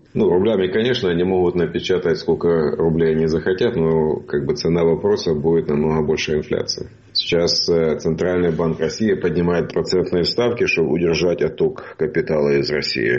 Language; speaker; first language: Russian; native; Russian